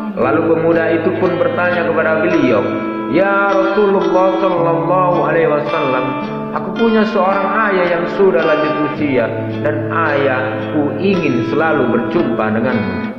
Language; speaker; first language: Indonesian; native; Indonesian